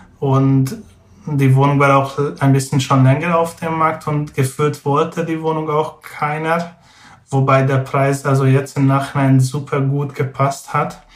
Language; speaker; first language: German; non-native, fluent; Hungarian